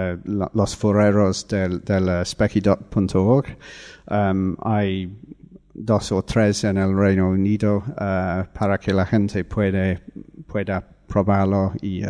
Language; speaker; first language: Spanish; non-native, fluent; English